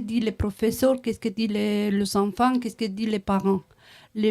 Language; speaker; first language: French; non-native, learner; Romanian